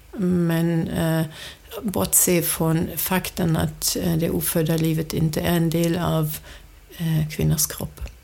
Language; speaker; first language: Swedish; non-native, fluent; German